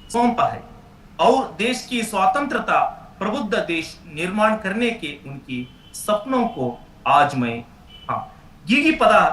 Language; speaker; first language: Hindi; non-native, local second language; Kannada